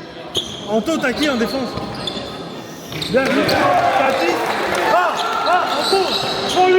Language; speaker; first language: French; native; French